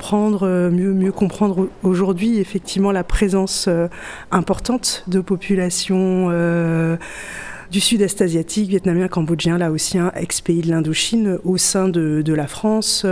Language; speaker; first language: French; native; French